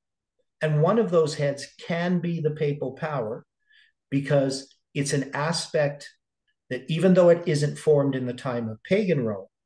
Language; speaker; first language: English; native; English